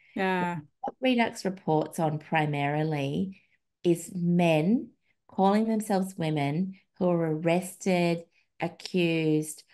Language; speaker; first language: English; native; English